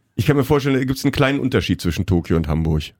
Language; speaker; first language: German; native; German